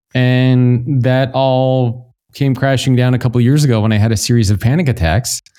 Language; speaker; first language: English; native; English